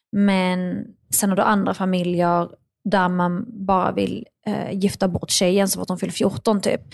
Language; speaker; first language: Swedish; early bilingual, other home language; Arabic